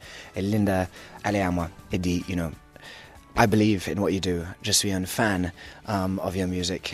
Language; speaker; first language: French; non-native, learner; English